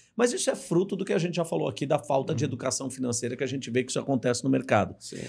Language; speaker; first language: Portuguese; native; Portuguese